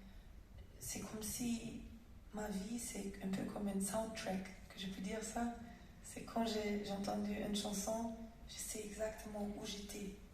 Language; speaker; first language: French; non-native, fluent; German